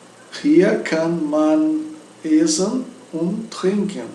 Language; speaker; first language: German; non-native, learner; Portuguese